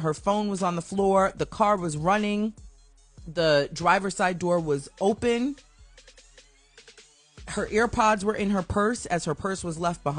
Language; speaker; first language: English; native; English